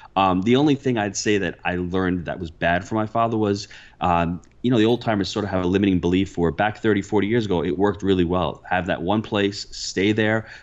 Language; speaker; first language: English; early bilingual, other home language; Italian